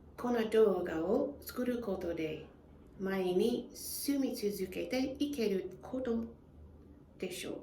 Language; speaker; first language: Japanese; non-native, learner; English